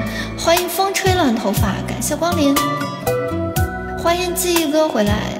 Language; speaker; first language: Chinese; native; Chinese